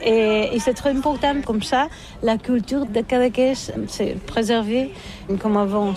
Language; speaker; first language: French; non-native, learner; Catalan